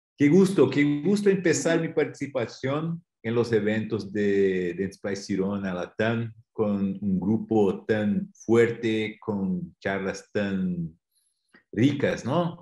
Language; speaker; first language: Spanish; non-native, fluent; Portuguese